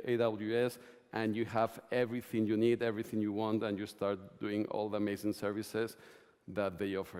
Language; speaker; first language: English; non-native, fluent; Spanish